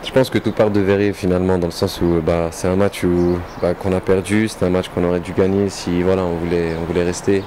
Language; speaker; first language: French; native; French